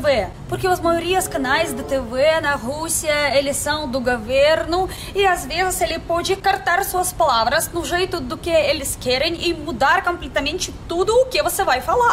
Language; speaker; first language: Portuguese; non-native, fluent; Russian